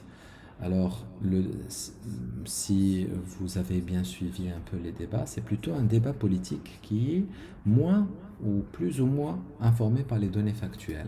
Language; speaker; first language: French; non-native, local second language; Arabic